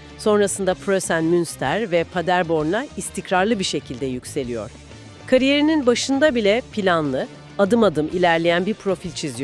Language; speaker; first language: Turkish; native; Turkish